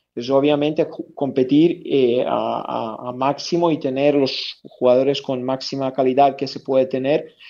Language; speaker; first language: Spanish; non-native, fluent; Serbian